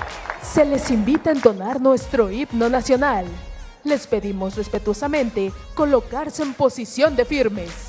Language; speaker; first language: Spanish; native; Spanish